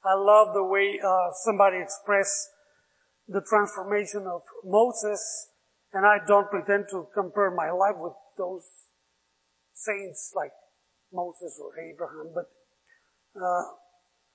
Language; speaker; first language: English; non-native, fluent; Spanish